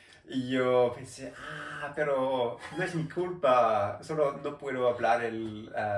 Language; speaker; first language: Spanish; non-native, learner; German